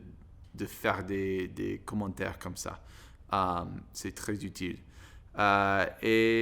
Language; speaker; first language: French; non-native, learner; English